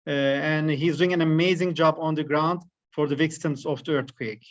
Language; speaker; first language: English; non-native, fluent; Turkish